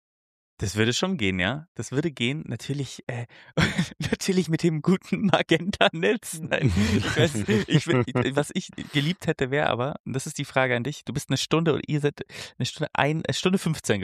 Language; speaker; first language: German; native; German